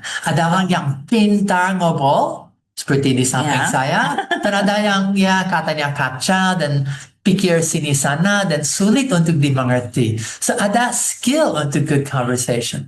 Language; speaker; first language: Indonesian; non-native, fluent; English